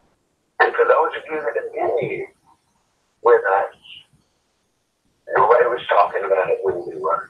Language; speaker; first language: English; native; English